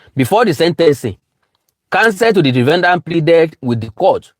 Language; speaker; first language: English; non-native, local second language; Yoruba